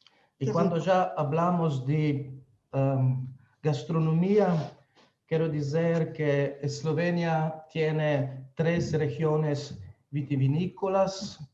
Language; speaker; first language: Spanish; non-native, fluent; Slovenian